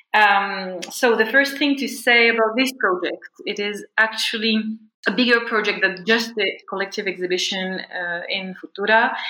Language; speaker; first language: English; non-native, fluent; French